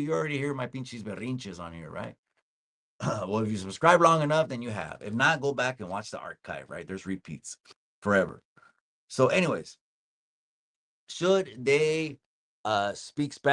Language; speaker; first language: English; early bilingual, other home language; Spanish